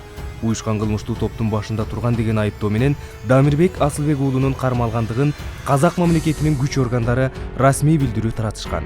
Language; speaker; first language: Kyrgyz; native; Kyrgyz